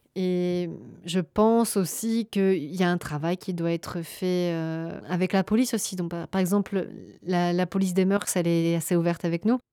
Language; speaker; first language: French; native; French